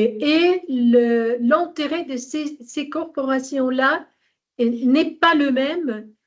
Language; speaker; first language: French; non-native, fluent; Polish